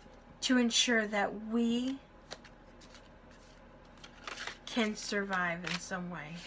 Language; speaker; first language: English; native; English